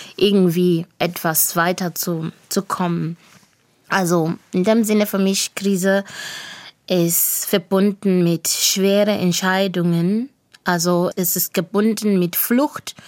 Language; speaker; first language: German; non-native, fluent; Shona